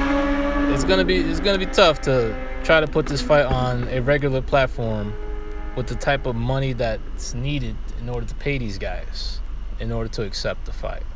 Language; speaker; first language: English; native; English